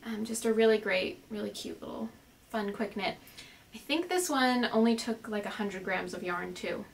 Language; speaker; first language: English; native; English